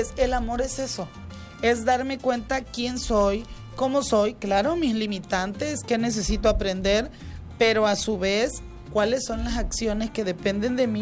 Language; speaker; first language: Spanish; native; Spanish